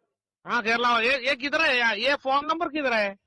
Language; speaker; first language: Hindi; non-native, local second language; Malayalam